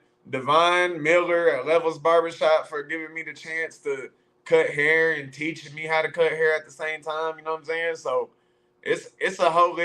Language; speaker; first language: English; native; English